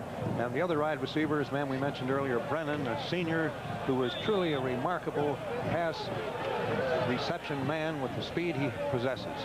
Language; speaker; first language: English; native; English